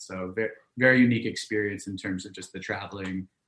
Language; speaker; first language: English; native; English